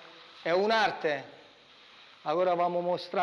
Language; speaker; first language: Portuguese; non-native, learner; Italian